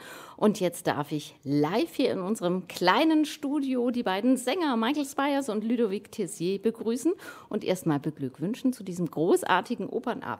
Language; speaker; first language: German; native; German